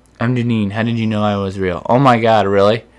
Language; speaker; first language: English; native; English